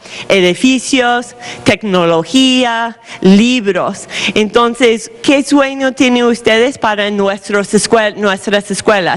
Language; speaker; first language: Spanish; non-native, fluent; English